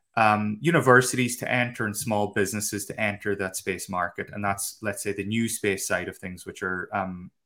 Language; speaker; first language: English; native; English